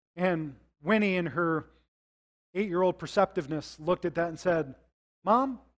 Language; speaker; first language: English; native; English